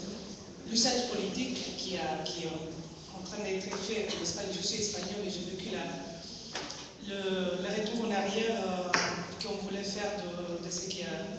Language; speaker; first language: French; non-native, fluent; Spanish